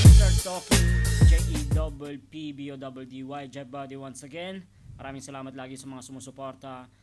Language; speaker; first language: Filipino; non-native, local second language; Iloko